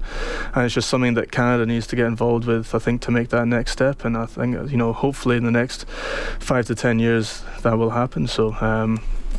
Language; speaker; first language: English; native; English